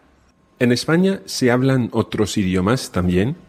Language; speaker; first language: Spanish; non-native, fluent; English